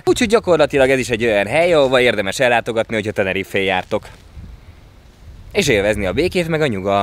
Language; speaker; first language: Hungarian; native; Hungarian